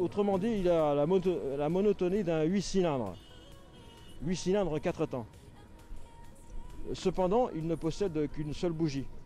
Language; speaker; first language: French; native; French